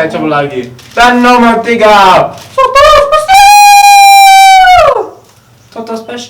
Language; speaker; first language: Indonesian; non-native, learner; English